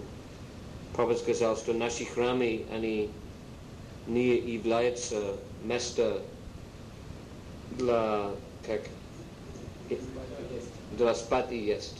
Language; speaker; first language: Russian; non-native, learner; English